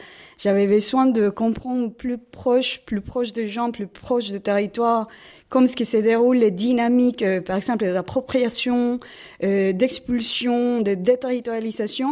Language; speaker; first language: French; non-native, fluent; Spanish